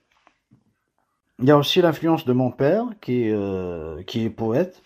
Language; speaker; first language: French; non-native, local second language; Kabyle